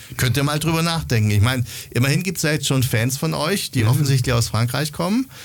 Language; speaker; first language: German; native; German